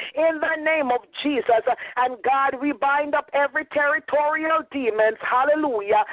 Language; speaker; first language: English; native; English